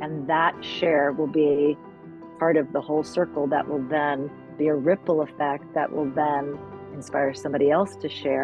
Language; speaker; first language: English; native; English